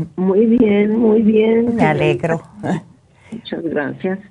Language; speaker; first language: Spanish; native; Spanish